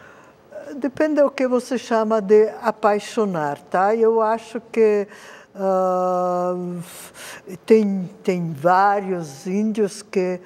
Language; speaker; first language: Portuguese; non-native, fluent; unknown